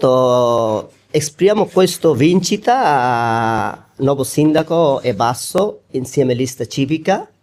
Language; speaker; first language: Italian; non-native, learner; Bangla